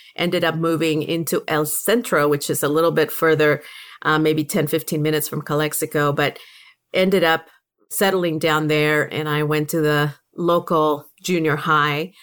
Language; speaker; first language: English; early bilingual, other home language; Spanish